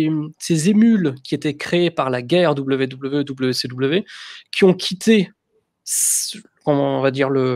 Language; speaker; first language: French; native; French